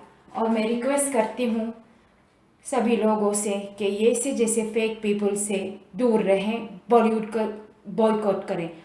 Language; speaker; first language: Hindi; non-native, local second language; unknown